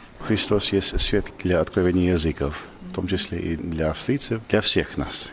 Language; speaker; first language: Russian; non-native, fluent; English